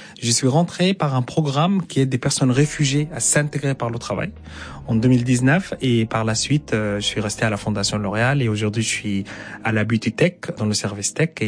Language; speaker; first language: French; non-native, fluent; Arabic